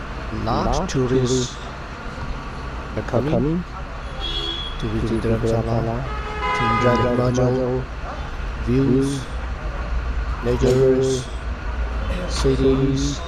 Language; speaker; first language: English; non-native, local second language; Tibetan